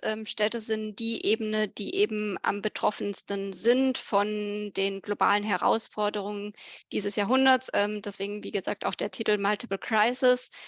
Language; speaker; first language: German; native; German